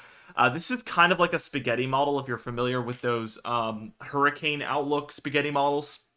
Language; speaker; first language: English; native; English